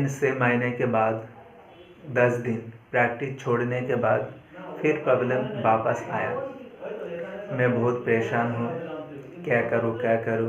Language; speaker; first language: Hindi; non-native, local second language; Bangla